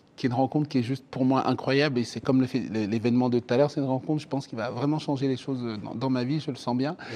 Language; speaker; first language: French; early bilingual, other home language; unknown